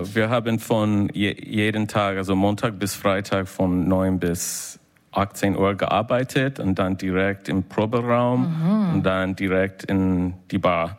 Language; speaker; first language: German; non-native, fluent; English